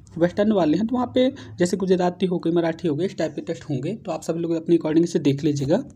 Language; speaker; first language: Hindi; native; Hindi